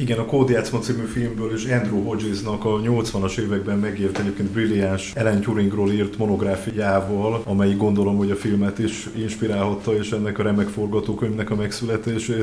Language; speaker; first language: Hungarian; native; Hungarian